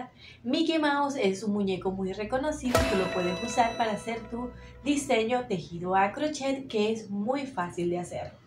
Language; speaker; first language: Spanish; native; Spanish